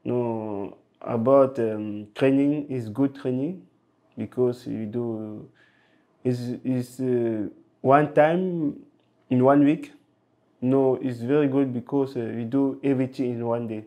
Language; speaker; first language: English; non-native, local second language; French